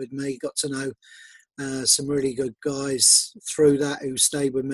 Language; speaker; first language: English; native; English